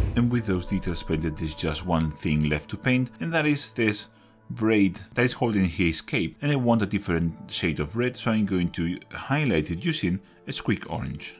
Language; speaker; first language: English; non-native, fluent; Spanish